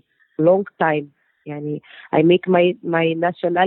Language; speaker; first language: English; non-native, learner; Portuguese